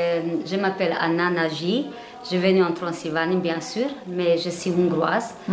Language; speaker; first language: French; non-native, learner; Hungarian